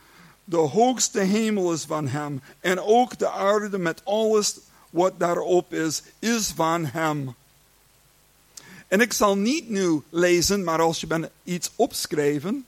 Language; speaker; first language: Dutch; non-native, learner; English